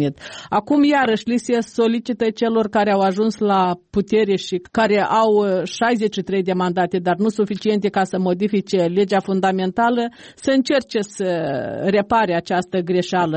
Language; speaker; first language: Romanian; native; Romanian